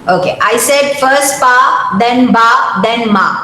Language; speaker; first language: English; non-native, local second language; Malayalam